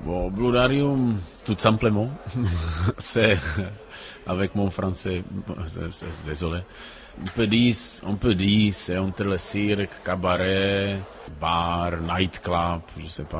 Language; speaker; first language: French; non-native, learner; Czech